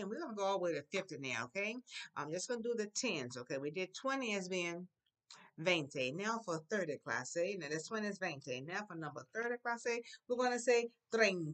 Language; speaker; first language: English; native; English